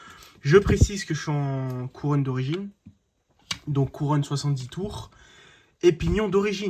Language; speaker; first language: French; native; French